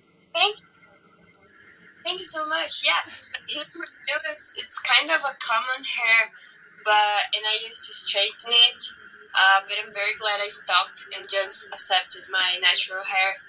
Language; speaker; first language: English; non-native, learner; Portuguese